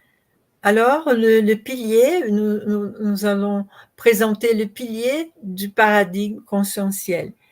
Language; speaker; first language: French; non-native, learner; Portuguese